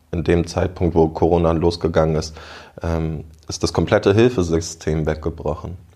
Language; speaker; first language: German; native; German